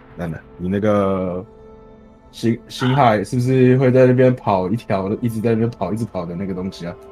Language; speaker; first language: Chinese; native; Chinese